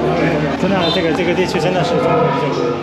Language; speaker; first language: Chinese; non-native, fluent; Japanese